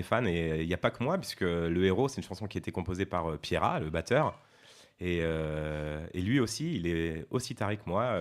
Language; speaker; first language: French; native; French